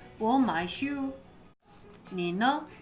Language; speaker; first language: Chinese; non-native, learner; Korean